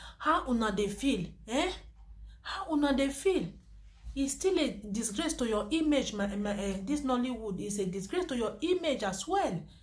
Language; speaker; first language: Nigerian Pidgin; non-native, local second language; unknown